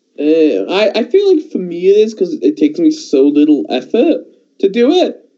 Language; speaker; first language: English; early bilingual, other home language; Persian